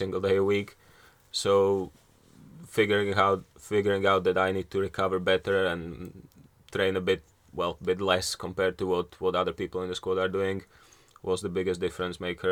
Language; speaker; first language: English; non-native, fluent; Slovak